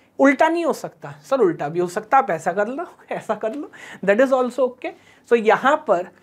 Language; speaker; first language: Hindi; native; Hindi